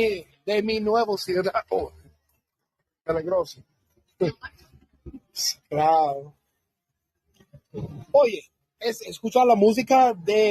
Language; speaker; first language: Spanish; non-native, learner; English